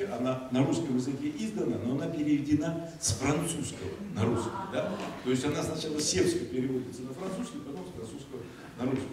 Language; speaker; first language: Russian; native; Russian